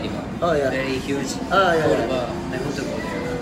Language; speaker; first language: English; non-native, learner; Japanese